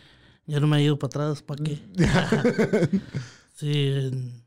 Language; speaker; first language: Spanish; native; Spanish